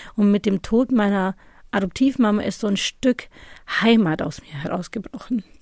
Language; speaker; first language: German; native; German